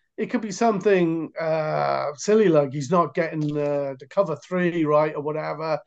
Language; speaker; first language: English; native; English